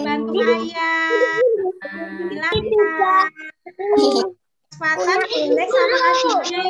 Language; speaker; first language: Indonesian; native; Indonesian